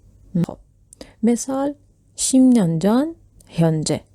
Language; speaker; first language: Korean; non-native, fluent; Persian